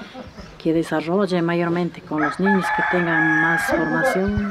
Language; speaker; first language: Spanish; native; Spanish